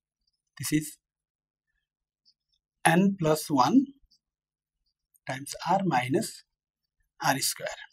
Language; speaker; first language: English; non-native, local second language; Nepali